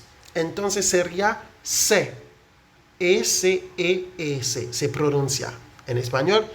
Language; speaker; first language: Spanish; non-native, fluent; Haitian Creole